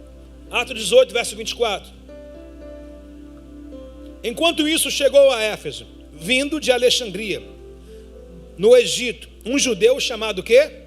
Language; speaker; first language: Portuguese; native; Portuguese